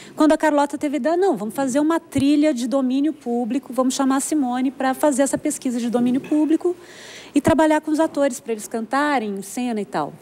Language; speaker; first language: Portuguese; native; Portuguese